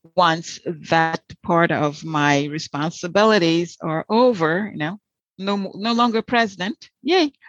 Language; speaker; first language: English; non-native, fluent; Portuguese